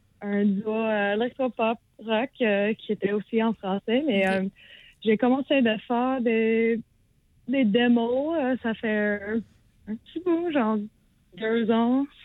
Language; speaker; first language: French; non-native, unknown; English